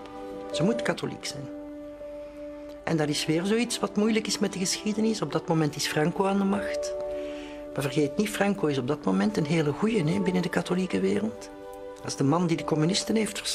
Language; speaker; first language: Dutch; native; Dutch